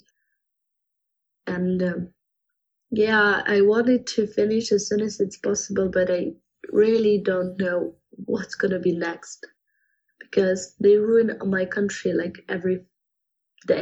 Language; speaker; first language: English; non-native, fluent; Ukrainian